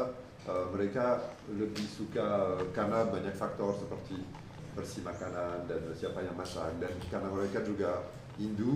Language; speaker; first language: Indonesian; non-native, fluent; French